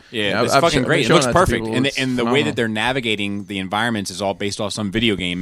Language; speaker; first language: English; native; English